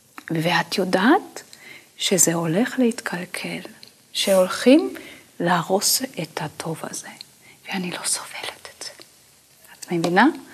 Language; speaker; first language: Hebrew; non-native, fluent; Italian